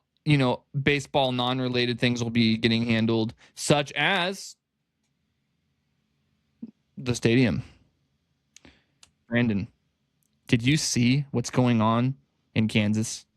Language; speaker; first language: English; native; English